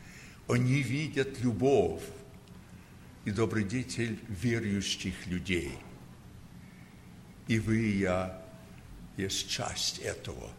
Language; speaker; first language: Russian; early bilingual, heritage; Russian